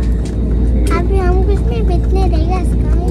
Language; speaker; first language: Hindi; non-native, local second language; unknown